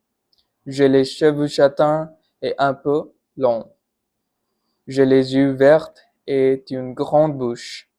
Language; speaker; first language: French; non-native, learner; Punjabi